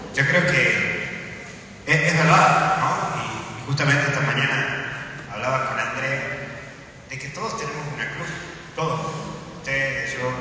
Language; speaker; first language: Spanish; native; Spanish